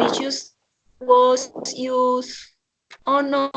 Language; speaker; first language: English; non-native, learner; Spanish